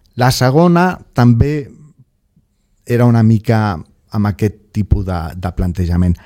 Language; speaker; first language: Catalan; non-native, local second language; Spanish